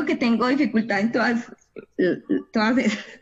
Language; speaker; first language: Spanish; native; Spanish